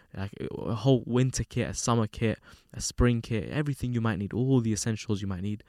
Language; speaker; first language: English; native; English